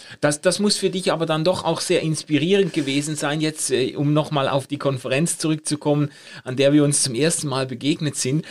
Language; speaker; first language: German; native; German